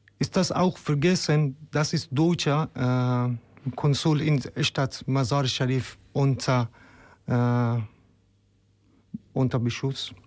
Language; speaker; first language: German; non-native, learner; Persian